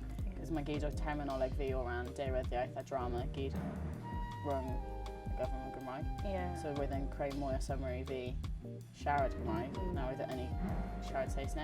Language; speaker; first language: Welsh; native; Welsh